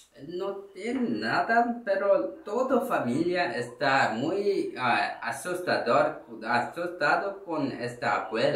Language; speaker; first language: Spanish; non-native, learner; Korean